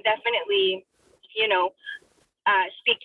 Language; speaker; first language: English; non-native, fluent; Spanish